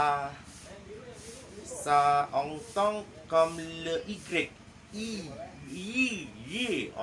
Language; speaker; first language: French; non-native, learner; Indonesian